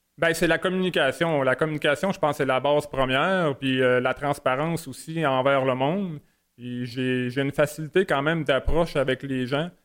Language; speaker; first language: French; native; French